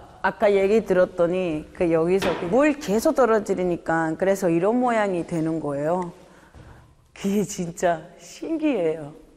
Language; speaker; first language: Korean; non-native, fluent; Spanish